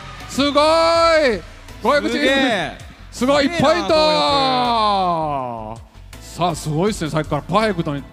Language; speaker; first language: Japanese; native; Japanese